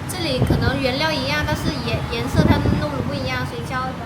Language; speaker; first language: Chinese; non-native, fluent; Vietnamese